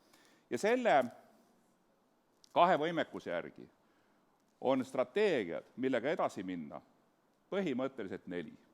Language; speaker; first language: Estonian; native; Estonian